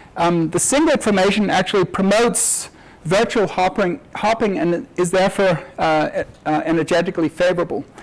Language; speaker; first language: English; native; English